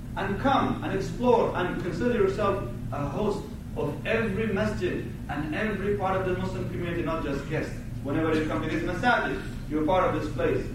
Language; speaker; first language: English; non-native, fluent; Arabic